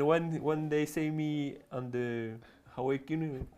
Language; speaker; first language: English; non-native, learner; French